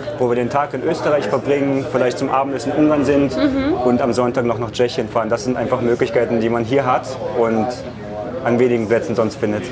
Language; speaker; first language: German; native; German